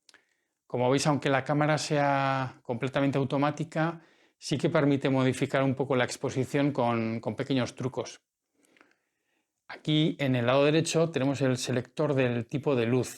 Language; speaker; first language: Spanish; native; Spanish